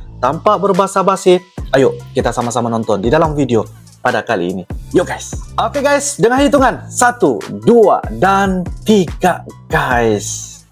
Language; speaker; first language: Malay; native; Malay